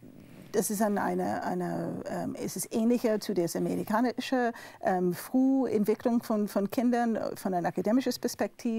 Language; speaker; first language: German; non-native, fluent; English